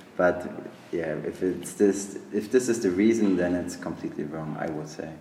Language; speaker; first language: English; non-native, fluent; German